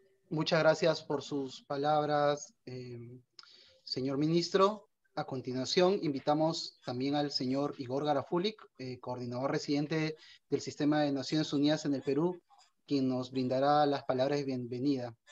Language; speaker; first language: Spanish; native; Spanish